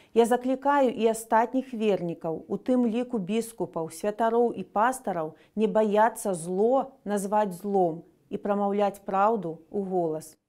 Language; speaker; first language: Belarusian; non-native, local second language; Russian